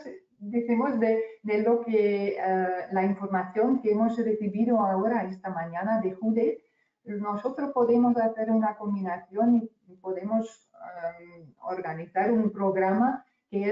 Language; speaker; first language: Spanish; non-native, fluent; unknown